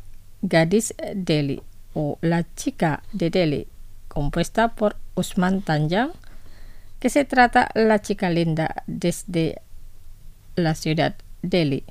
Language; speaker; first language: Spanish; non-native, fluent; Indonesian